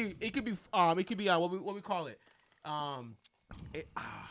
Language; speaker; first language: English; non-native, local second language; Yoruba